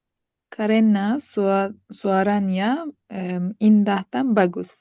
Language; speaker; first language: Indonesian; non-native, learner; Turkish